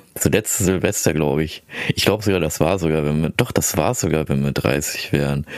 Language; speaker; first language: German; early bilingual, other home language; Filipino